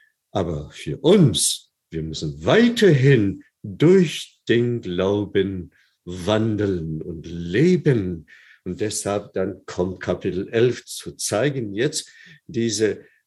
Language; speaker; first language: German; non-native, fluent; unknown